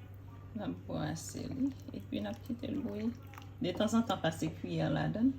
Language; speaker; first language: French; non-native, learner; Haitian Creole